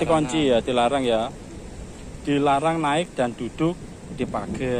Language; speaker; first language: Indonesian; non-native, local second language; Javanese